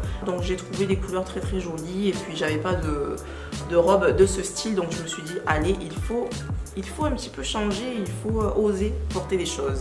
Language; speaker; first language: French; native; French